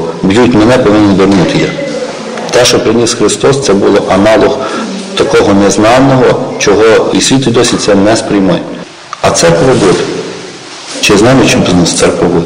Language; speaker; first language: Ukrainian; native; Ukrainian